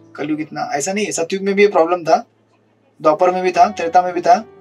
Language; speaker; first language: Hindi; non-native, local second language; Marathi